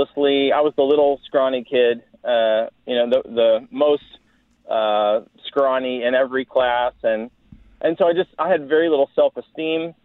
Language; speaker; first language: English; native; English